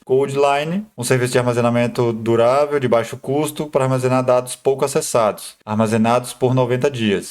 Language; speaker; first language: Portuguese; native; Portuguese